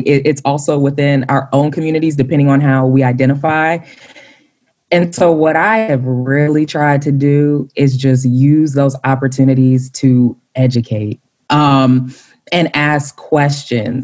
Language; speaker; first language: English; native; English